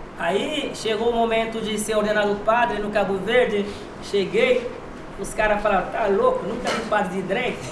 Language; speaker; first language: Portuguese; non-native, local second language; Kabuverdianu